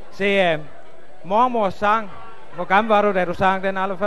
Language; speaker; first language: Danish; native; Danish